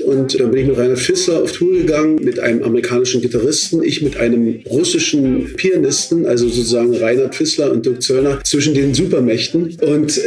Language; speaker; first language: German; native; German